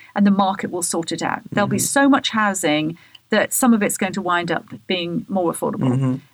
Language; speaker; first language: English; native; English